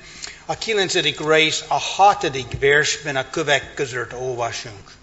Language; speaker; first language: Hungarian; non-native, fluent; English